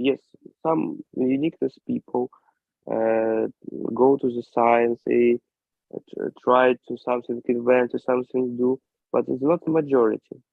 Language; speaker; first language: English; non-native, learner; Ukrainian